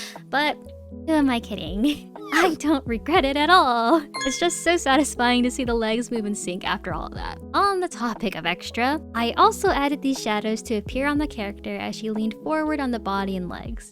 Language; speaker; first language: English; native; English